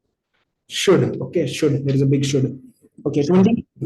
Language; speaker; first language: English; non-native, local second language; Hindi